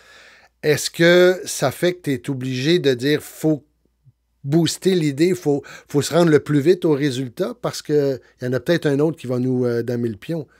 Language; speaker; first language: French; native; French